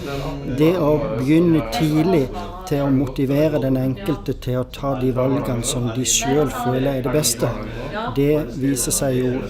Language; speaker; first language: Norwegian; native; Norwegian